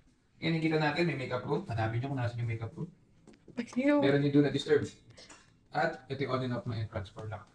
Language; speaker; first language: Filipino; native; Filipino